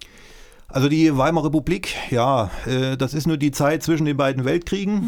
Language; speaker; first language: German; native; German